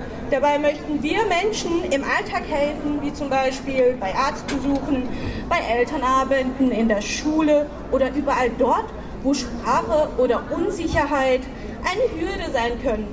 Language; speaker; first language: German; early bilingual, other home language; Turkish